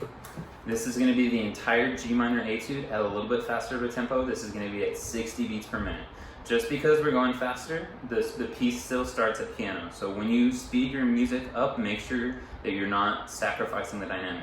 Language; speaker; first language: English; native; English